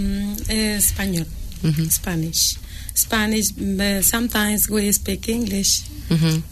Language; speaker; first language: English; non-native, learner; Spanish